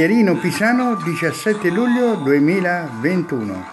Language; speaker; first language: Italian; native; Italian